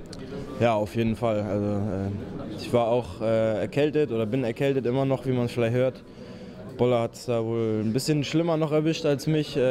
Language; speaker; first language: German; native; German